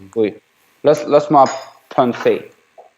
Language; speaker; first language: French; non-native, learner; Ukrainian